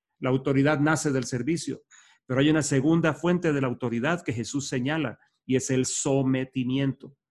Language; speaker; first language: Spanish; native; Spanish